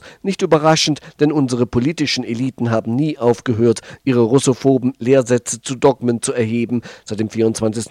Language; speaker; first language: German; native; German